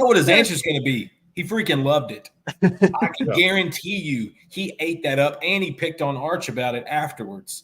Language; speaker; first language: English; native; English